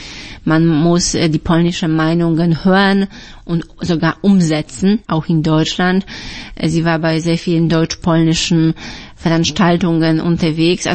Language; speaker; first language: German; non-native, fluent; Polish